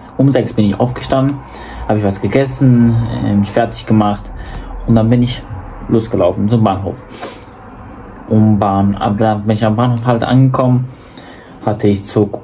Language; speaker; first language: German; early bilingual, other home language; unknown